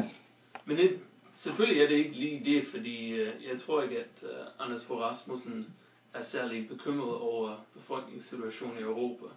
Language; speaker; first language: Danish; non-native, fluent; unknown